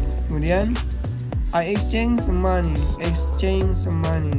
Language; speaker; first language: English; non-native, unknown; Indonesian